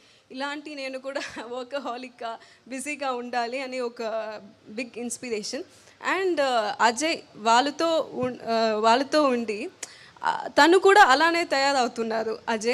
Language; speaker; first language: Telugu; non-native, local second language; Tamil